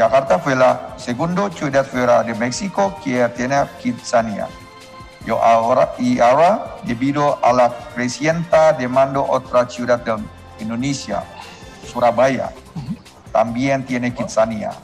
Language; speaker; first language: Spanish; non-native, learner; Indonesian